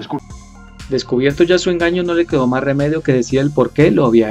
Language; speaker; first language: Spanish; native; Spanish